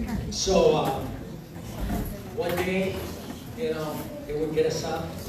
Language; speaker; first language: English; early bilingual, other home language; Spanish